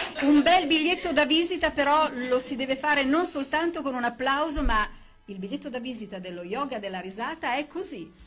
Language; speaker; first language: Italian; native; Italian